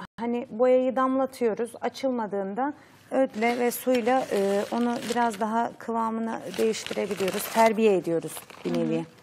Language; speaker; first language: Turkish; native; Turkish